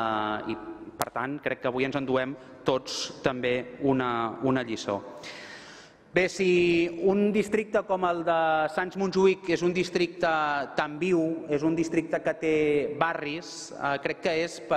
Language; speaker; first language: Catalan; native; Catalan